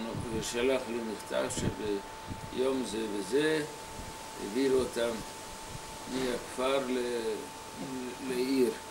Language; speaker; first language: Hebrew; non-native, fluent; Hungarian